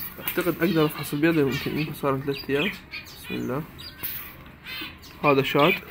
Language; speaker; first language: Arabic; native; Arabic